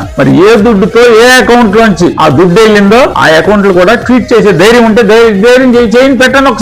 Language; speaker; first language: Telugu; native; Telugu